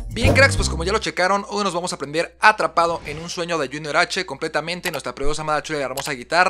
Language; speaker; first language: Spanish; native; Spanish